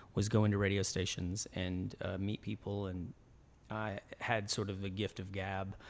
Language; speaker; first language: English; native; English